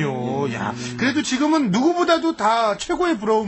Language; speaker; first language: Korean; native; Korean